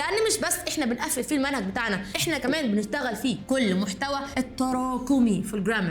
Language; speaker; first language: Arabic; native; Arabic